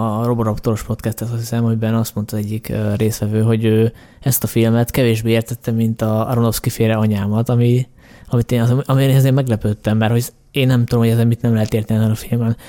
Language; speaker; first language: Hungarian; native; Hungarian